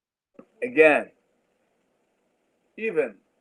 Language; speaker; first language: English; non-native, learner; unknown